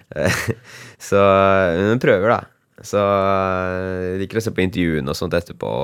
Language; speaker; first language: Norwegian; native; Norwegian